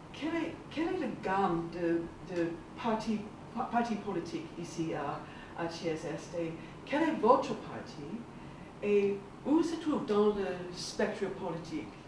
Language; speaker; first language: French; non-native, learner; English